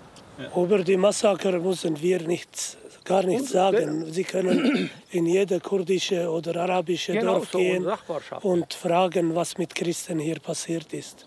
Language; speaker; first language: German; non-native, fluent; Aramaic